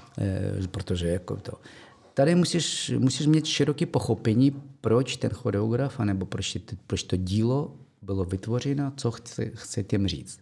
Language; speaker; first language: Czech; non-native, fluent; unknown